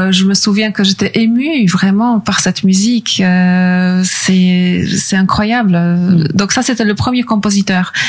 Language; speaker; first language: French; non-native, fluent; Polish